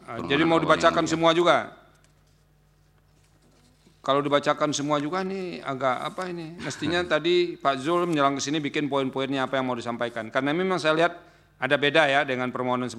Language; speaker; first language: Indonesian; native; Indonesian